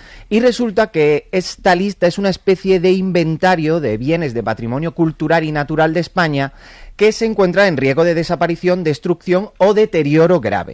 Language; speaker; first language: Spanish; native; Spanish